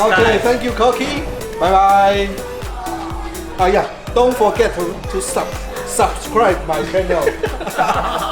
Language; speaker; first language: English; non-native, fluent; Chinese